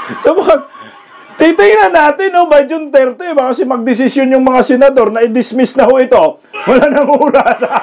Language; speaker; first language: Filipino; non-native, local second language; Cebuano